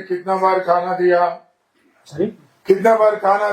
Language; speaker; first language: Hindi; non-native, learner; Nepali